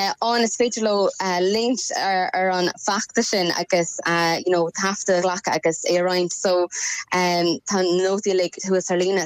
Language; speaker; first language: Irish; non-native, local second language; English